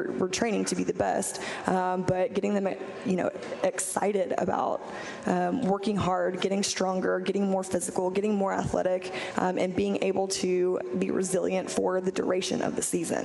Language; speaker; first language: English; native; English